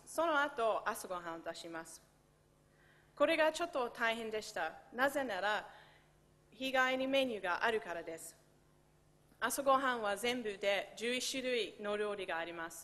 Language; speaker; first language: Japanese; non-native, fluent; English